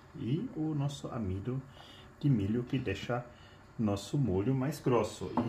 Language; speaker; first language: Portuguese; non-native, fluent; German